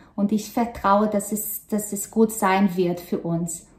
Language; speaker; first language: German; non-native, fluent; Portuguese